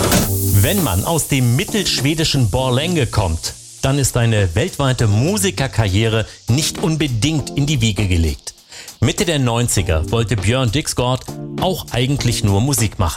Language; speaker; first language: German; native; German